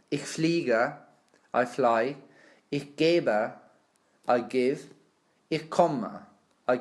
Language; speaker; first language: German; non-native, fluent; English